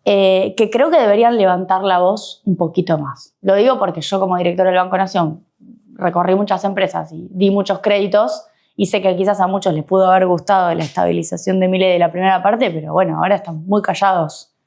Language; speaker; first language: Spanish; native; Spanish